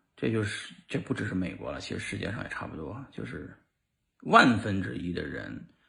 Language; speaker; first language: Chinese; native; Chinese